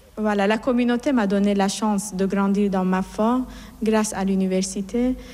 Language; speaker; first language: French; non-native, fluent; Persian